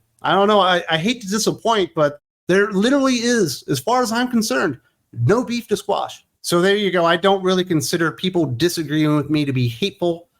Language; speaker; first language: English; native; English